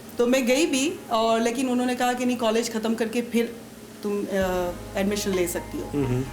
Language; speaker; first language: Urdu; native; Urdu